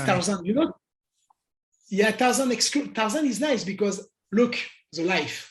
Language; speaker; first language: English; non-native, learner; French